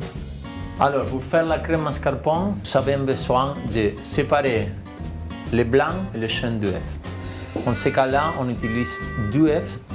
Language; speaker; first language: French; non-native, fluent; Spanish